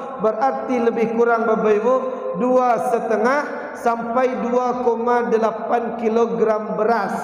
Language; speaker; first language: Malay; non-native, local second language; Minangkabau